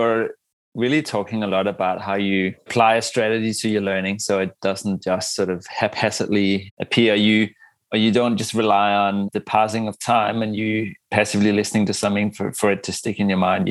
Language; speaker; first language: English; non-native, fluent; Danish